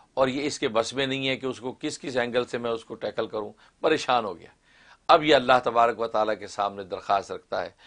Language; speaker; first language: Urdu; non-native, local second language; Kashmiri